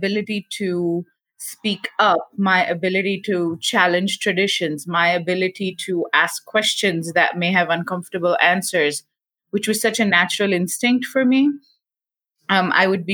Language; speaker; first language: English; non-native, local second language; Gujarati